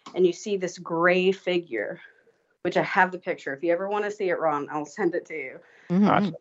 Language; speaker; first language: English; native; English